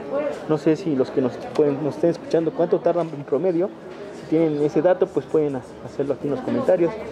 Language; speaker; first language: Spanish; native; Spanish